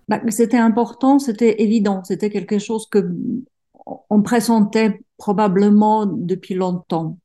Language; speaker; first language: French; non-native, fluent; Czech